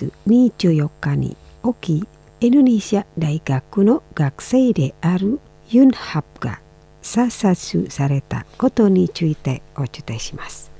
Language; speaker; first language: Japanese; non-native, fluent; Indonesian